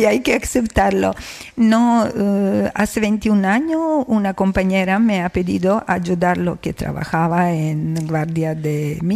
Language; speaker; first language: Spanish; non-native, learner; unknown